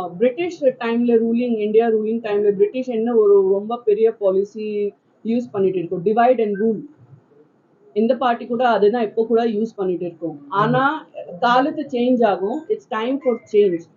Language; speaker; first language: Tamil; non-native, local second language; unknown